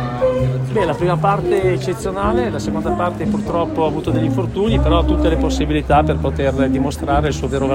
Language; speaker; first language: Italian; native; Italian